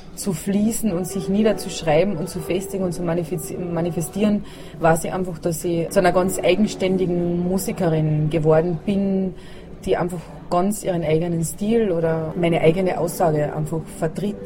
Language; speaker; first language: German; native; German